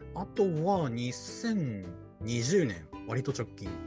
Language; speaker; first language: Japanese; non-native, fluent; Chinese